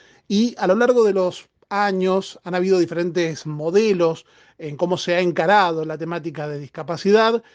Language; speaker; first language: Spanish; native; Spanish